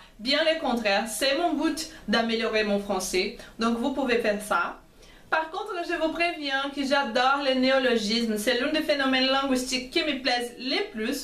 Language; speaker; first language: French; non-native, fluent; Portuguese